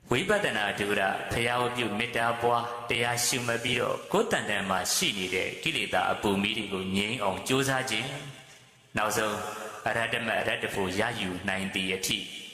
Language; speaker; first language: Burmese; native; Burmese